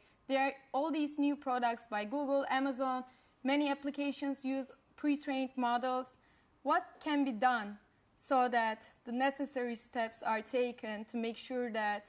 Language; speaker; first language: English; non-native, fluent; Turkish